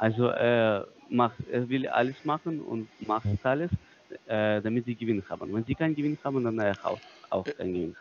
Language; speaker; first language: German; non-native, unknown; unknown